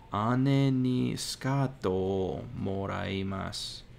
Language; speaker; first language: Japanese; non-native, learner; English